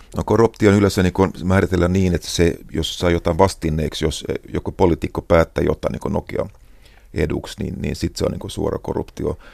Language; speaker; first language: Finnish; non-native, local second language; Swedish